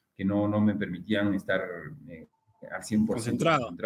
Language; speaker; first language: Spanish; native; Spanish